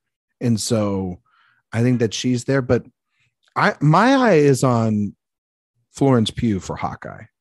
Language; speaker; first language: English; native; English